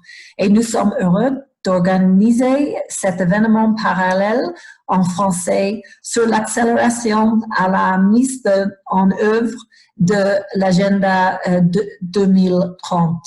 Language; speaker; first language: French; non-native, fluent; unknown